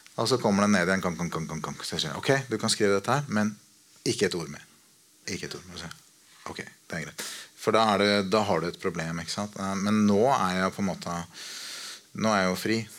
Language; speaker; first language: Norwegian; native; Norwegian